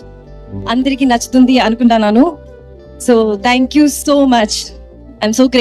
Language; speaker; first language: Telugu; non-native, learner; Malayalam